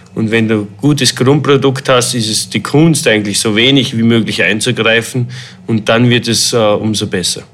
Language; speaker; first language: German; native; German